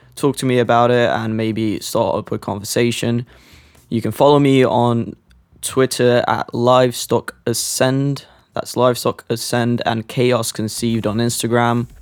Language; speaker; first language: English; non-native, fluent; Portuguese